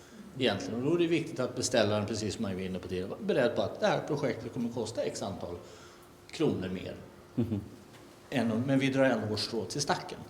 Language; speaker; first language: Swedish; native; Swedish